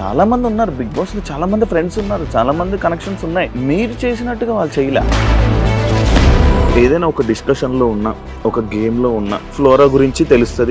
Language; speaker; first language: Telugu; native; Telugu